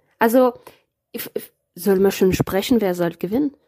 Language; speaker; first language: German; non-native, learner; Portuguese